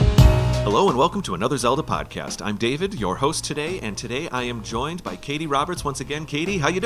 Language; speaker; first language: English; native; English